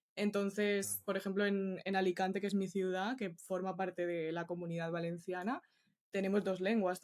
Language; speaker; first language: Spanish; native; Spanish